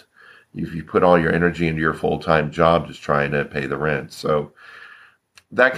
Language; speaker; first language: English; native; English